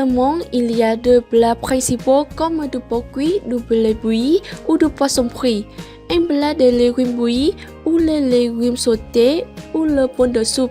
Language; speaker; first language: French; non-native, learner; Vietnamese